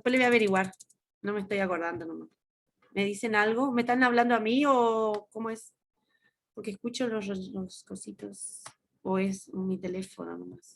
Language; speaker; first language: Spanish; native; Spanish